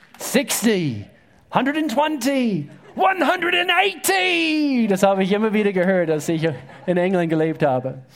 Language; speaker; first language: German; non-native, fluent; English